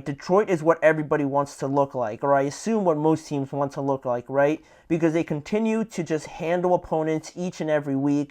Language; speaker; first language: English; native; English